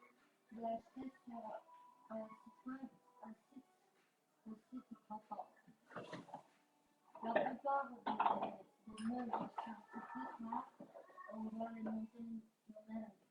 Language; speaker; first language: French; non-native, learner; Chinese